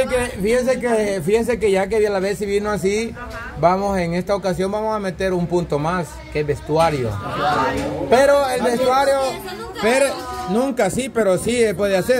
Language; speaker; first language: Spanish; native; Spanish